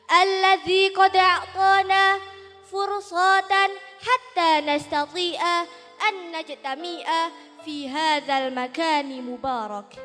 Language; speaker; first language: Arabic; non-native, learner; Indonesian